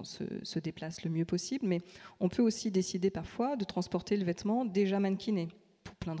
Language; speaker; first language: French; native; French